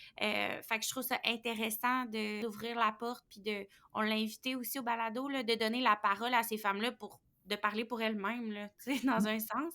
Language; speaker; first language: French; native; French